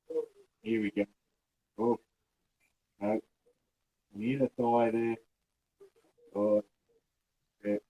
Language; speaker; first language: English; native; English